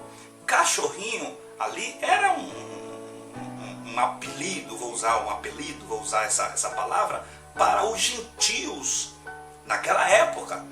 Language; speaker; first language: Portuguese; native; Portuguese